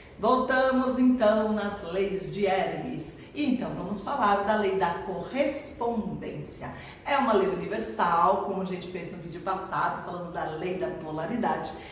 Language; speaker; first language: Portuguese; native; Portuguese